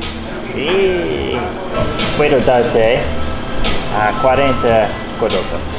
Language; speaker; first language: Spanish; non-native, learner; English